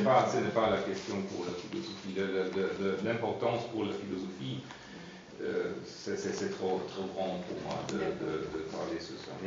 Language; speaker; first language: French; non-native, fluent; German